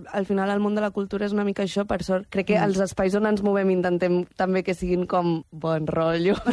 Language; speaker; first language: Catalan; native; Catalan